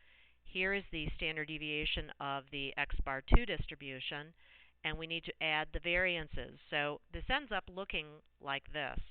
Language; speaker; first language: English; native; English